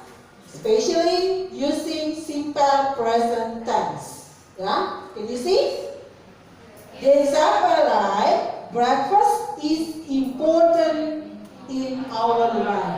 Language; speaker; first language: English; non-native, fluent; Indonesian